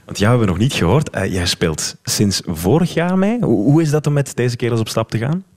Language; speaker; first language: Dutch; native; Dutch